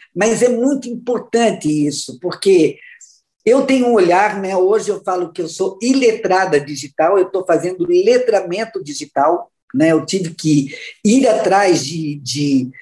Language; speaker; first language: Portuguese; native; Portuguese